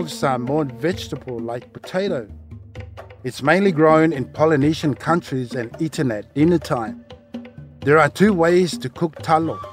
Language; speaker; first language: English; non-native, fluent; Samoan